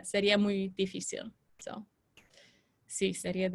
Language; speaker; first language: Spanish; non-native, fluent; English